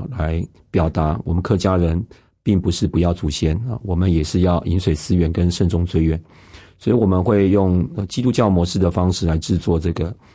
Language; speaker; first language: Chinese; non-native, local second language; Hakka Chinese